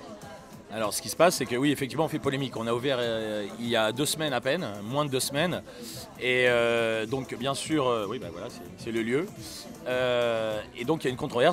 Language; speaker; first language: French; native; French